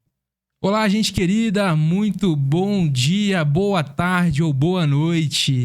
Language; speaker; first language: Portuguese; native; Portuguese